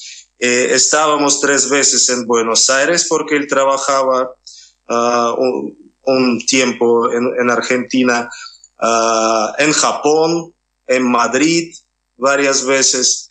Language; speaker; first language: Spanish; non-native, fluent; Russian